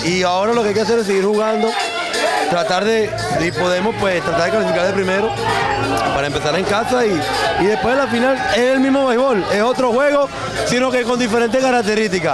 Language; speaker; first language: Spanish; native; Spanish